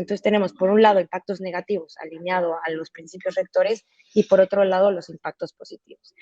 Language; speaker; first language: Spanish; native; Spanish